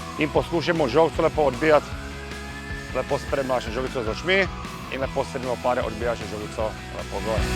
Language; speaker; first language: Slovenian; non-native, fluent; Czech